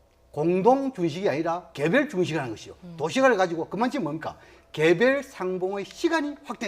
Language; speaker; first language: Korean; native; Korean